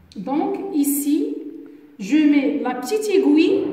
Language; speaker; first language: French; non-native, local second language; Arabic